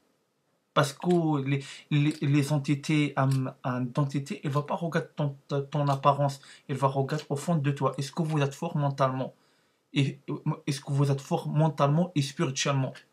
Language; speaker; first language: French; non-native, learner; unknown